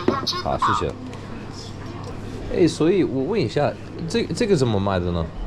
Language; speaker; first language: Chinese; non-native, fluent; English